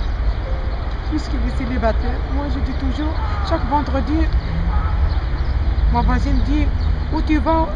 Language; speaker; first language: French; non-native, local second language; Arabic